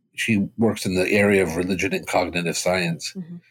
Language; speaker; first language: English; early bilingual, other home language; Spanish